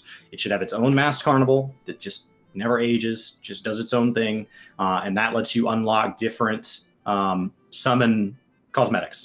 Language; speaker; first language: English; native; English